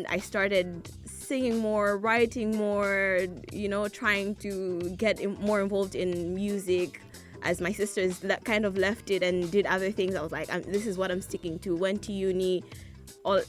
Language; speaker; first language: English; non-native, local second language; Nyanja